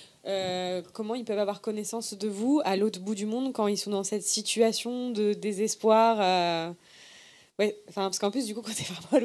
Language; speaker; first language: French; native; French